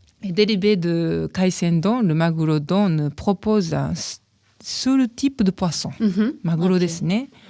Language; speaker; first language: French; non-native, fluent; Japanese